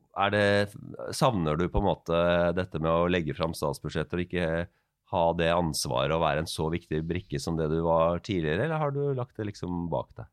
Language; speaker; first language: Norwegian; native; Norwegian